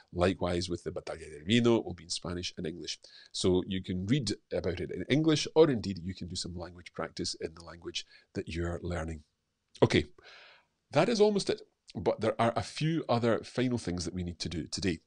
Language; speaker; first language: English; native; English